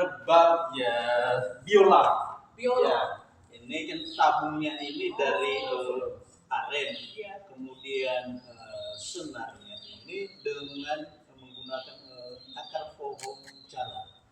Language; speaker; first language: Indonesian; non-native, local second language; Nias